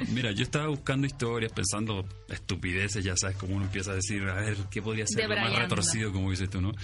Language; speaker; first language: Spanish; native; Spanish